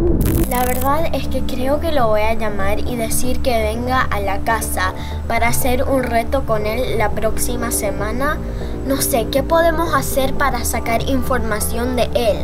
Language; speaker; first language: Spanish; early bilingual, heritage; Spanish